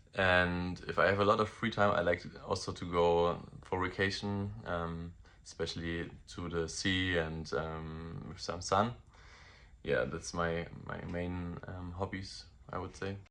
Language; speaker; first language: English; non-native, fluent; German